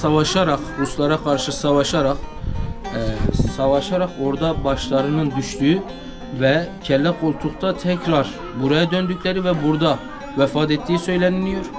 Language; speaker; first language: Turkish; native; Turkish